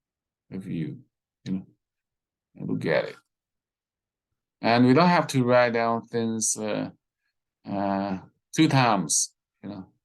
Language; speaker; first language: English; non-native, fluent; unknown